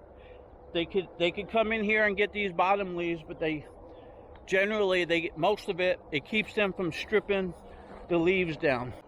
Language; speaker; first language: English; native; English